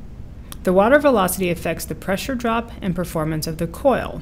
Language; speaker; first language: English; native; English